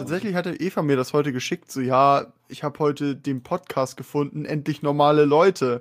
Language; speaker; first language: German; native; German